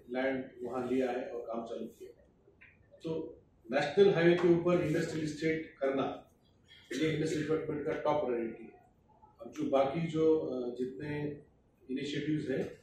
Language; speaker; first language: Hindi; non-native, local second language; Bangla